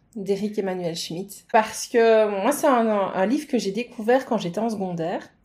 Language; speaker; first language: French; native; French